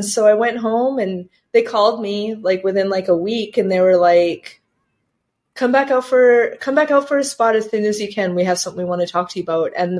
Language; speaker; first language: English; native; English